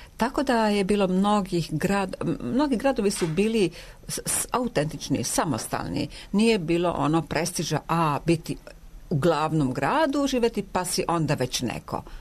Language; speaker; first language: Serbian; non-native, local second language; Hungarian